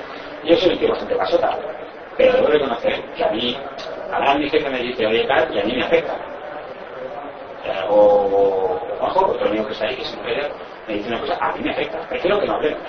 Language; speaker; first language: Spanish; native; Spanish